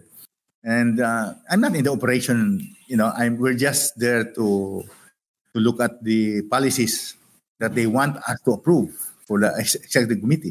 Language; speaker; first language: English; non-native, local second language; Hiligaynon